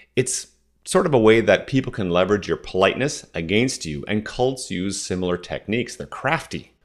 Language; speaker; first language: English; non-native, fluent; French